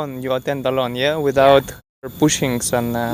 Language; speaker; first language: English; non-native, learner; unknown